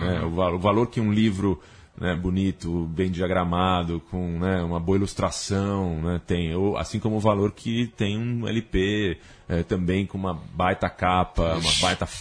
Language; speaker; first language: Portuguese; native; Portuguese